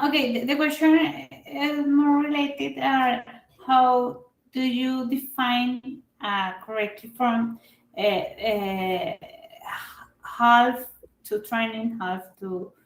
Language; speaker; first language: English; non-native, fluent; Spanish